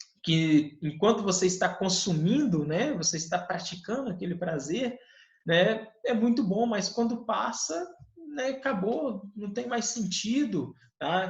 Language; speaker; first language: Portuguese; native; Portuguese